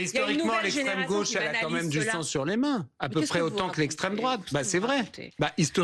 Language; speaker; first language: French; native; French